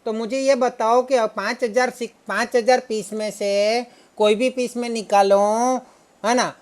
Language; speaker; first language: Hindi; non-native, local second language; Gujarati